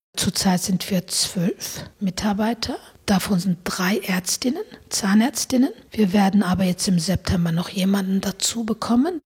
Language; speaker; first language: German; non-native, fluent; Turkish